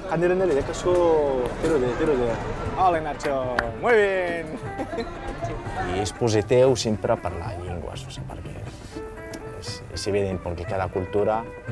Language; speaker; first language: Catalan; non-native, fluent; Berber languages